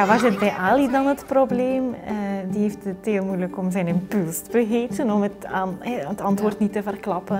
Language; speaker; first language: Dutch; native; Dutch